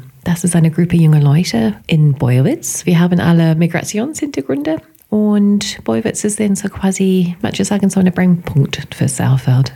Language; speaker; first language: German; non-native, fluent; English